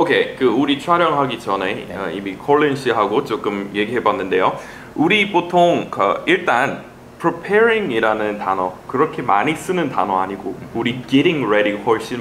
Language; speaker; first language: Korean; non-native, fluent; English